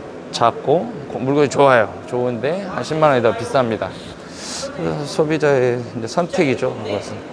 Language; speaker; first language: Korean; native; Korean